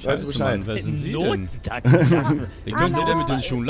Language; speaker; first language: German; native; German